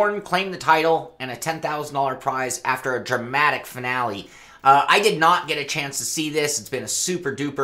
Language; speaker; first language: English; native; English